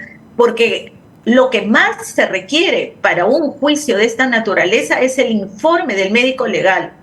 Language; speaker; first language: Spanish; native; Spanish